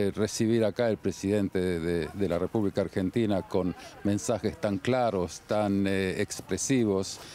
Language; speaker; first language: Spanish; native; Spanish